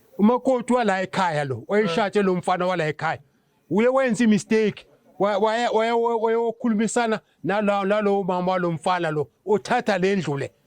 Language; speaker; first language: Zulu; native; Zulu